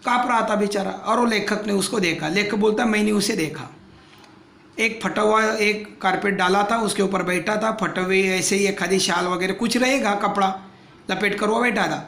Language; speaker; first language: Hindi; non-native, local second language; Marathi